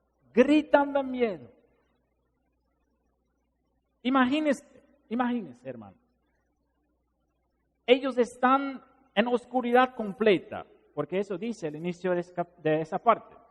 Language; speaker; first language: Spanish; non-native, fluent; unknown